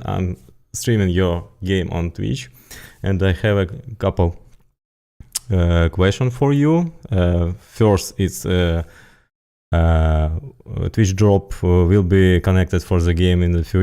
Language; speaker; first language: English; non-native, learner; Ukrainian